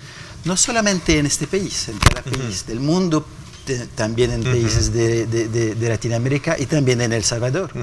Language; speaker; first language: Spanish; non-native, fluent; French